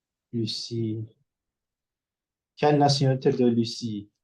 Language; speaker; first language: French; non-native, learner; Turkish